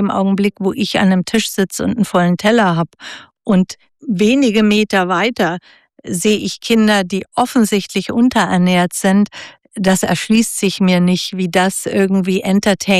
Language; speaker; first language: German; native; German